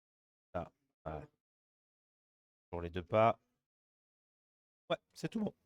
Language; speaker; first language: French; native; French